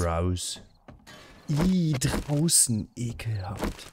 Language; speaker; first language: German; native; German